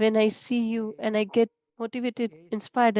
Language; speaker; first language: English; non-native, local second language; Hindi